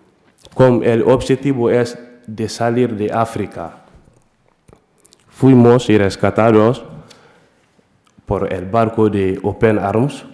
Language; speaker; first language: Spanish; non-native, learner; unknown